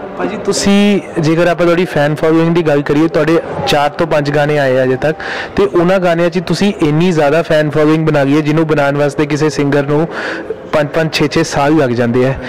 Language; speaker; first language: Punjabi; native; Punjabi